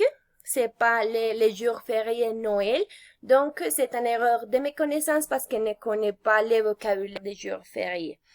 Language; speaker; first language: French; non-native, fluent; Spanish